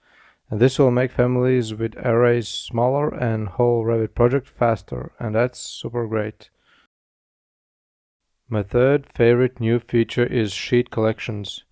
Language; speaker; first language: English; non-native, fluent; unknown